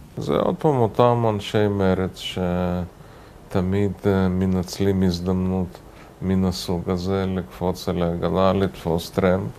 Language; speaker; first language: Hebrew; early bilingual, other home language; Russian